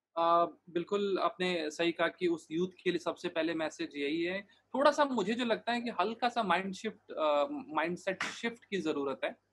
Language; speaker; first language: Hindi; native; Hindi